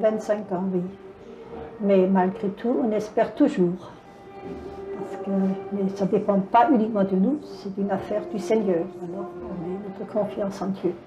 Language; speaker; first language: French; native; French